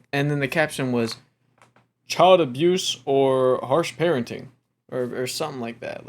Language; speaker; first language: English; native; English